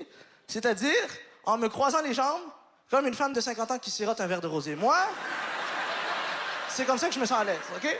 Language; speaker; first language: French; native; French